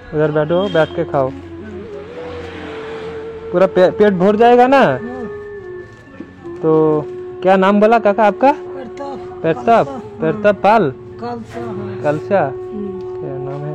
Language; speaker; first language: Hindi; non-native, local second language; Bangla